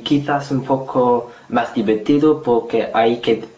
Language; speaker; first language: Spanish; non-native, fluent; English